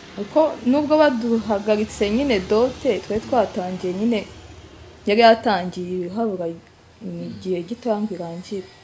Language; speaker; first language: Kinyarwanda; native; Kinyarwanda